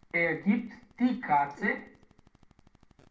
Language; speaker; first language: German; non-native, learner; Romanian